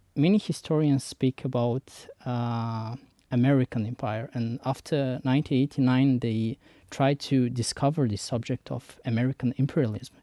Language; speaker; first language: English; non-native, fluent; Persian